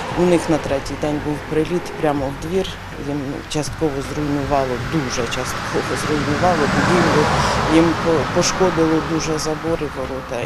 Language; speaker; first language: Ukrainian; native; Ukrainian